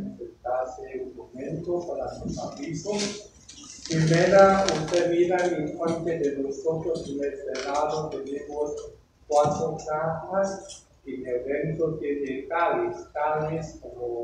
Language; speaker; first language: Spanish; non-native, learner; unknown